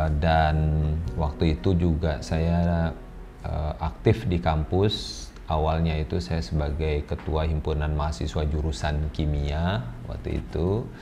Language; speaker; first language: Indonesian; non-native, local second language; Minangkabau